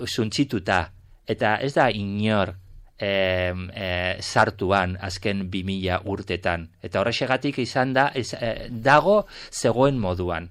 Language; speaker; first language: Basque; non-native, local second language; Spanish